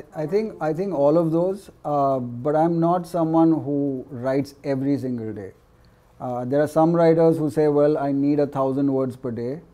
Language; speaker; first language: English; non-native, local second language; Gujarati